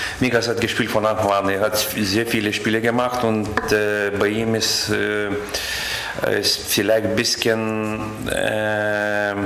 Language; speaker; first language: German; non-native, learner; Lithuanian